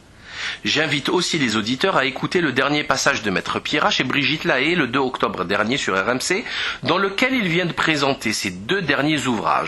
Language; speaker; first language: French; native; French